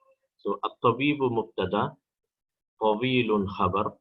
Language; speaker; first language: Arabic; non-native, fluent; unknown